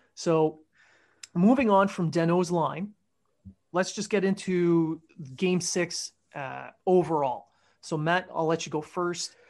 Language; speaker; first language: English; native; English